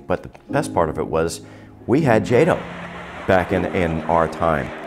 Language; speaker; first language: English; native; English